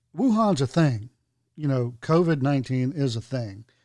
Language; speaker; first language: English; native; English